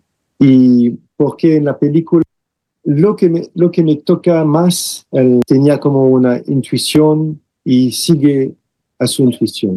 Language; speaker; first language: Spanish; non-native, fluent; French